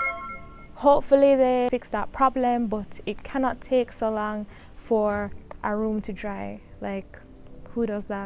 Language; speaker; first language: English; native; English